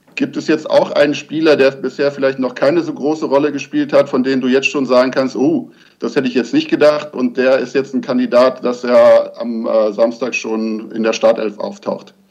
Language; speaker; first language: German; native; German